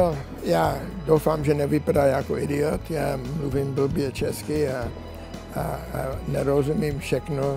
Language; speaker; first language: Czech; non-native, learner; English